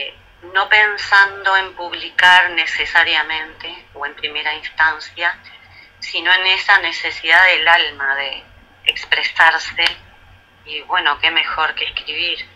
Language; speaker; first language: Spanish; native; Spanish